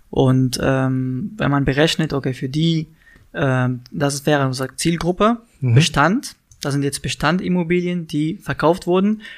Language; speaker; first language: German; non-native, fluent; Arabic